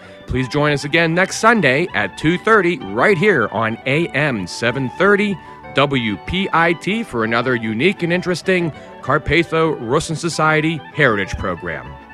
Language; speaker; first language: English; native; English